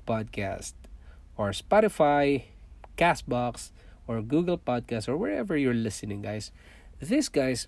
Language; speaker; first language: English; non-native, local second language; Cebuano